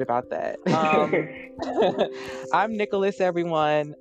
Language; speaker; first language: English; native; English